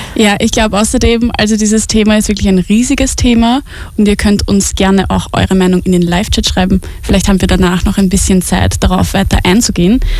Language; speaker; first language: German; native; German